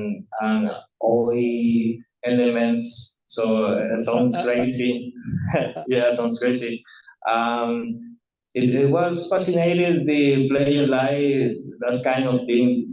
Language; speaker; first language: English; non-native, learner; Spanish